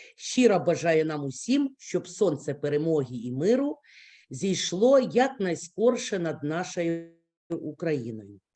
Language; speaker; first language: Ukrainian; native; Ukrainian